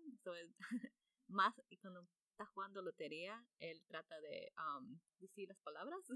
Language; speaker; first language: Spanish; early bilingual, heritage; Spanish